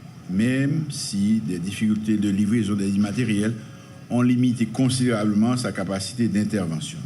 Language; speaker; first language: French; non-native, local second language; Haitian Creole